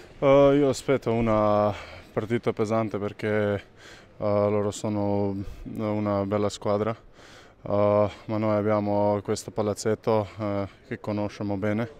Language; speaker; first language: Italian; non-native, learner; Slovenian